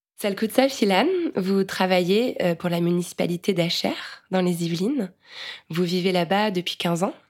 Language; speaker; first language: French; native; French